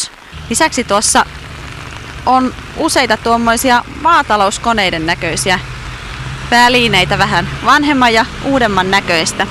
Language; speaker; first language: Finnish; native; Finnish